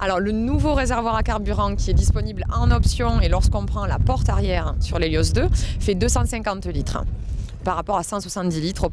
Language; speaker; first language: French; native; French